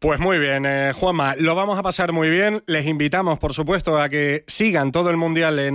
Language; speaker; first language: Spanish; native; Spanish